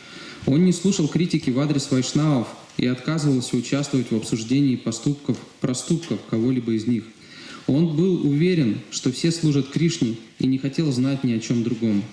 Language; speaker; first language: Russian; native; Russian